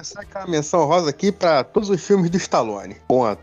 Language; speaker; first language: Portuguese; native; Portuguese